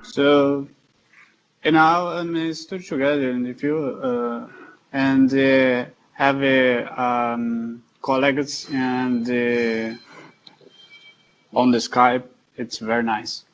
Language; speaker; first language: English; non-native, learner; Portuguese